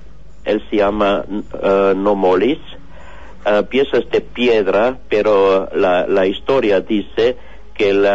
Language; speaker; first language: Spanish; non-native, learner; German